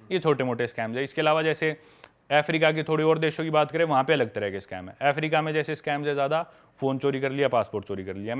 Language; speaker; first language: Hindi; native; Hindi